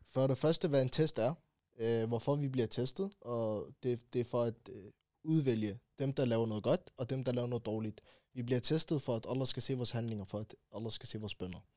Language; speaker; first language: Danish; early bilingual, other home language; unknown